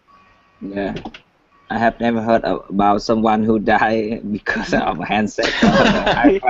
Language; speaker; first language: English; non-native, learner; Vietnamese